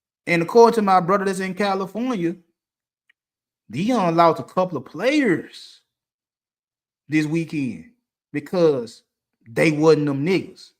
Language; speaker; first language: English; native; English